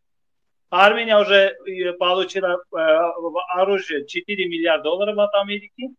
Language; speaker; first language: Russian; non-native, fluent; Armenian